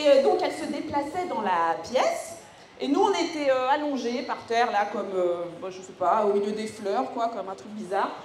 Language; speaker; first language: French; native; French